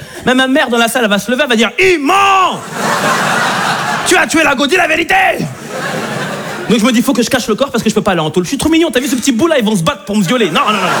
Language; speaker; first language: French; native; French